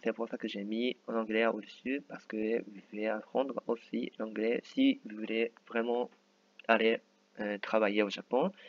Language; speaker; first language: French; non-native, fluent; Japanese